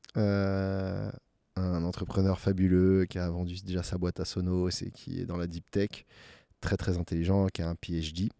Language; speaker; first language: French; native; French